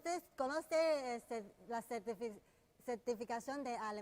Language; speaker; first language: Spanish; non-native, learner; Chinese